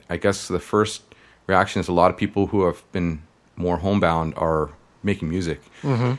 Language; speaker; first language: English; native; English